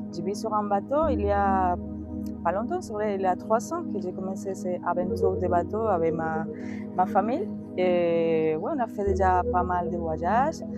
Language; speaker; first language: French; non-native, learner; Spanish